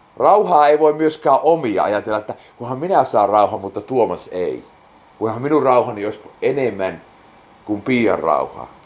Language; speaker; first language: Finnish; native; Finnish